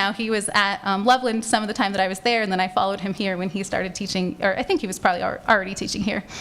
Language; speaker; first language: English; native; English